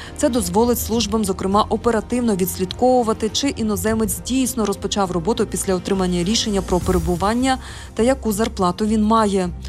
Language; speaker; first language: Ukrainian; native; Ukrainian